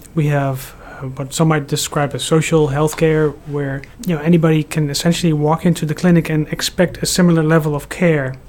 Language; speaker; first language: English; non-native, fluent; Dutch